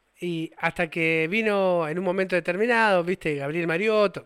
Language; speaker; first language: Spanish; native; Spanish